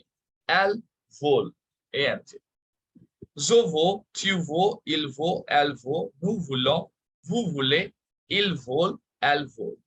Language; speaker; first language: French; non-native, fluent; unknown